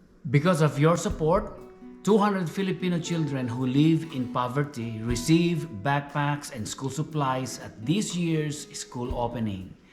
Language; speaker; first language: English; non-native, local second language; Filipino